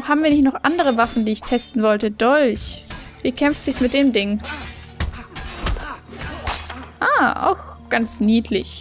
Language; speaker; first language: German; native; German